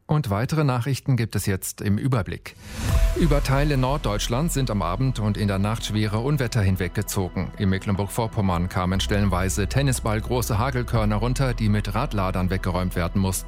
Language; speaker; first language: German; native; German